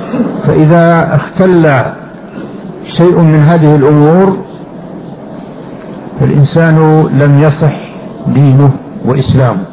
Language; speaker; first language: Arabic; native; Arabic